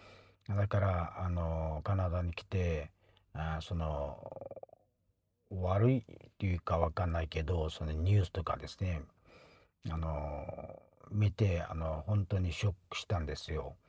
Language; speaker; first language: Japanese; non-native, fluent; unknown